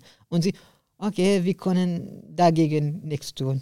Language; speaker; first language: German; non-native, learner; Arabic